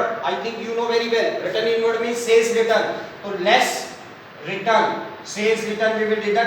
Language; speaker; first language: English; non-native, local second language; Hindi